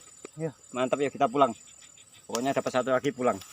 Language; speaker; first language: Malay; non-native, local second language; Javanese